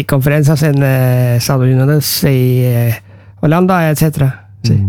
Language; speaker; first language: Spanish; non-native, learner; Norwegian